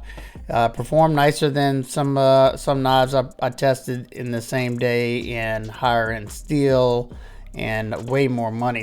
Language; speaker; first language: English; native; English